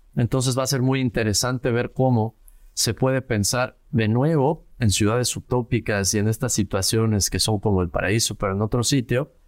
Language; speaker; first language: Spanish; native; Spanish